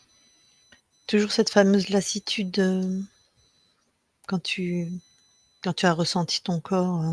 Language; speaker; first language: French; native; French